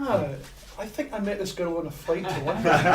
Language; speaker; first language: English; native; English